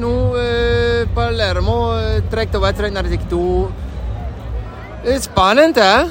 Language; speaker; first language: Dutch; non-native, learner; Italian